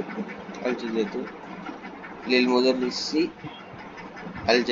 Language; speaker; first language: Arabic; non-native, learner; Tamil